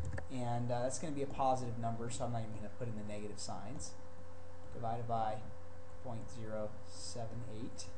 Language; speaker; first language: English; native; English